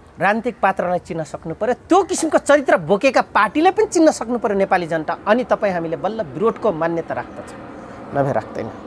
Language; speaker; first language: Nepali; non-native, local second language; Dangaura Tharu